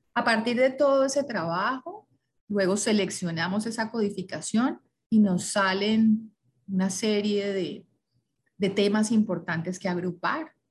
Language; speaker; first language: Spanish; native; Spanish